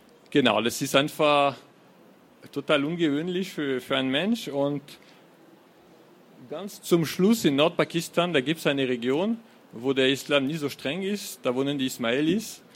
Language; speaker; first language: German; non-native, fluent; French